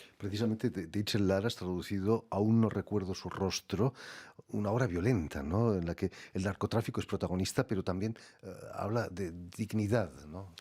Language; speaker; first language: Spanish; native; Spanish